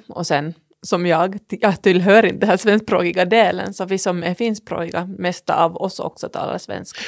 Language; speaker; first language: Swedish; non-native, local second language; Finnish